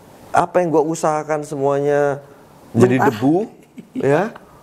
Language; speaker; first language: Indonesian; native; Indonesian